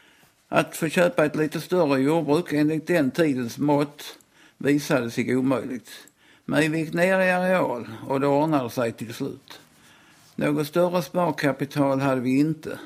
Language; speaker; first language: Swedish; native; Swedish